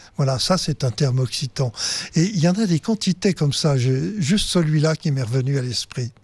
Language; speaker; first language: French; native; French